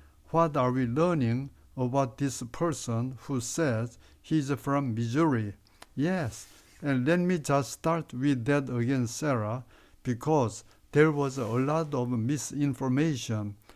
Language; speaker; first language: English; non-native, fluent; Korean